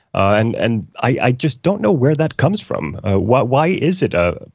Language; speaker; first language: English; non-native, fluent; Icelandic